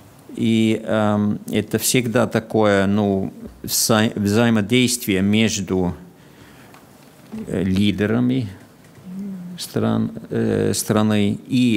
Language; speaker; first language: Russian; non-native, fluent; Finnish